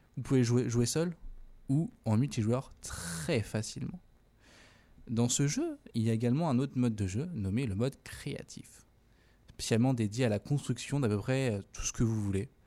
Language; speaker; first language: French; native; French